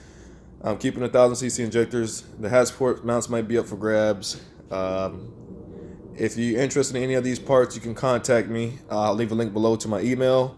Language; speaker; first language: English; native; English